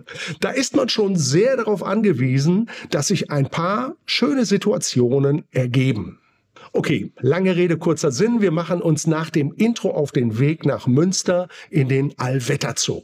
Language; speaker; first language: German; native; German